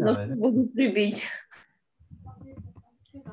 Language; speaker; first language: Russian; native; Russian